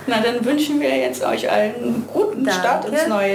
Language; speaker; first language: German; native; German